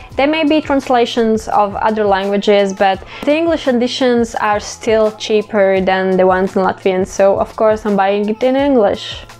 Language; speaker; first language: English; non-native, fluent; Latvian